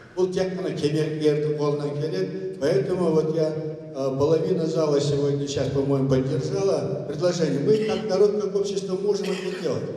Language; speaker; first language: Russian; non-native, local second language; Kazakh